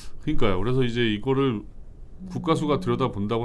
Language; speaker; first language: Korean; native; Korean